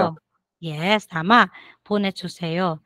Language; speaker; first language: Korean; non-native, fluent; Filipino